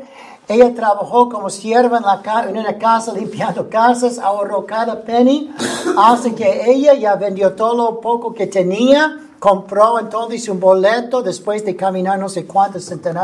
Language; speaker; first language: Spanish; non-native, fluent; English